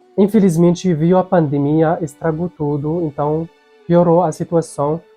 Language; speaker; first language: Portuguese; non-native, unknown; Arabic